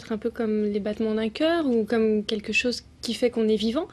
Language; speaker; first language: French; native; French